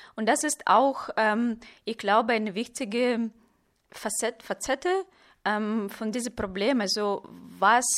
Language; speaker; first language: German; non-native, fluent; Russian